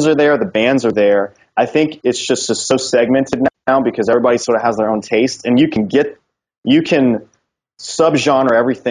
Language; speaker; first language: English; native; English